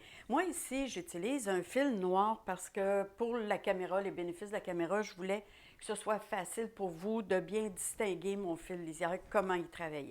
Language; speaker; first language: French; native; French